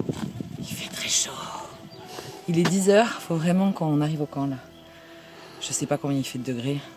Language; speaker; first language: French; native; French